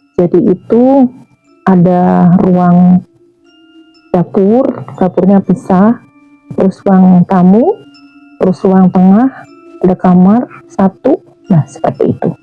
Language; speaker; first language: Indonesian; native; Indonesian